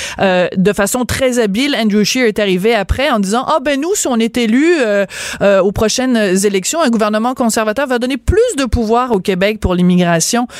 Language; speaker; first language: French; native; French